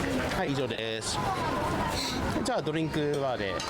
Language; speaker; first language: Japanese; non-native, learner; English